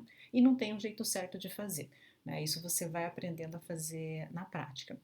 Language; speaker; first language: Portuguese; native; Portuguese